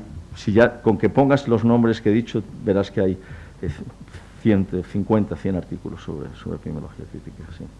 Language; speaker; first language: Spanish; native; Spanish